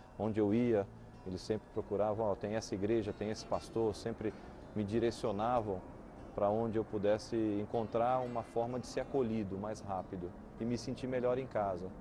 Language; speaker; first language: Portuguese; early bilingual, other home language; Spanish